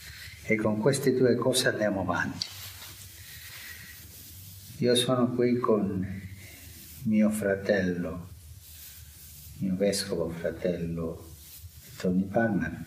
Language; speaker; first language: Italian; non-native, fluent; Spanish